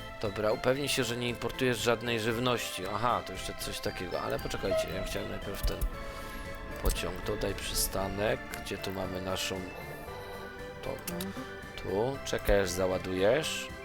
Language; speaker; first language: Polish; native; Polish